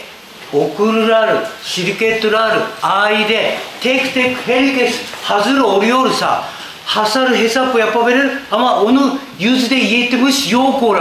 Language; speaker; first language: Turkish; non-native, learner; Japanese